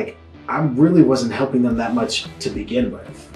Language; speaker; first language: English; native; English